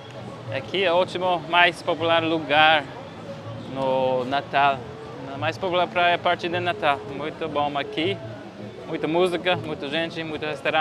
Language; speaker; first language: Portuguese; non-native, learner; English